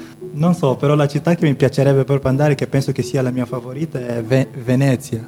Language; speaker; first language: Italian; non-native, fluent; Portuguese